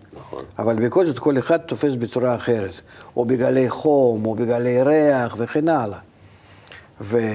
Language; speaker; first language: Hebrew; non-native, fluent; Russian